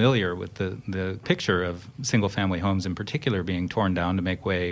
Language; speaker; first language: English; native; English